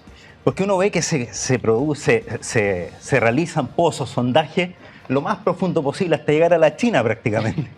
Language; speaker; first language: Spanish; native; Spanish